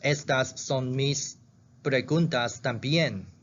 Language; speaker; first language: Spanish; non-native, learner; Chinese